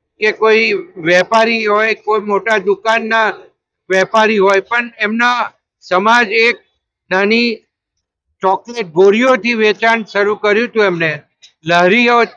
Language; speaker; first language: Gujarati; native; Gujarati